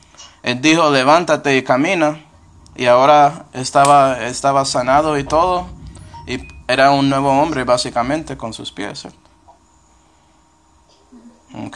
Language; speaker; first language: Spanish; non-native, fluent; English